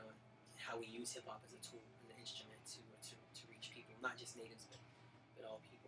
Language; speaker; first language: English; native; English